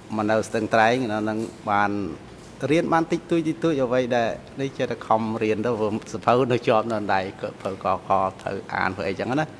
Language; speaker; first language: Khmer; non-native, local second language; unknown